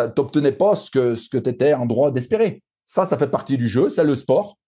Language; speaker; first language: French; native; French